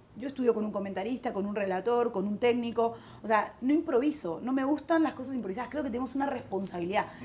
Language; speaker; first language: Spanish; native; Spanish